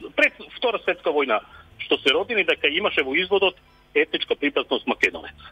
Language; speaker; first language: Macedonian; early bilingual, heritage; Macedonian